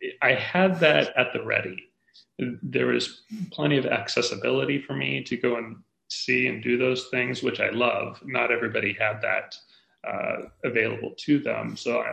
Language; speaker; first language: English; native; English